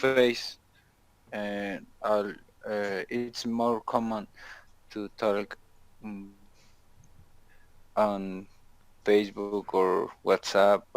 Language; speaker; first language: English; non-native, learner; Spanish